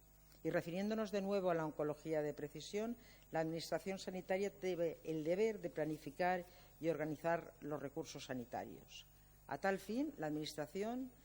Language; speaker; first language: Spanish; native; Spanish